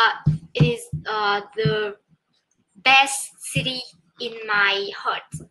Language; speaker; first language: English; non-native, learner; Vietnamese